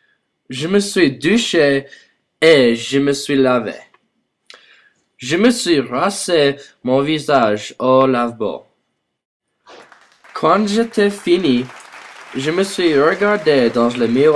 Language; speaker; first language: French; non-native, learner; English